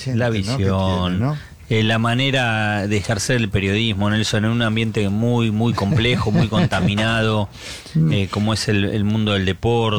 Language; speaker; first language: Spanish; native; Spanish